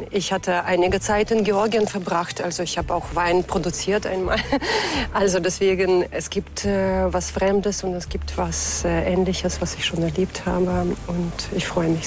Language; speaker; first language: German; non-native, fluent; Ukrainian